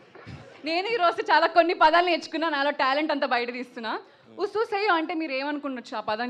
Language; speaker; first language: Telugu; native; Telugu